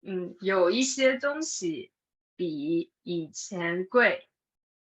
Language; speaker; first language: Chinese; non-native, fluent; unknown